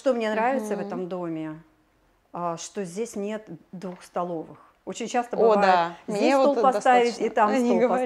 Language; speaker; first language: Russian; native; Russian